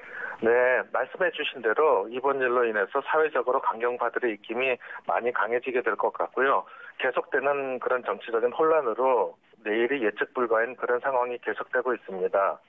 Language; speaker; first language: Korean; native; Korean